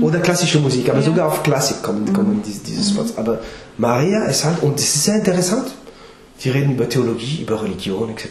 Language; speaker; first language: German; non-native, fluent; French